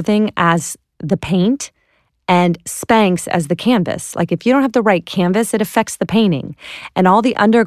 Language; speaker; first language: English; native; English